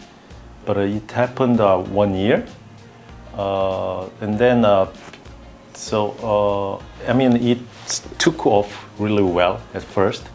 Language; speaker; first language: English; non-native, learner; Korean